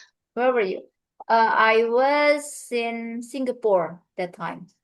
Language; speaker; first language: English; non-native, fluent; Indonesian